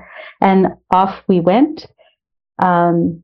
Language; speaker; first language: English; native; English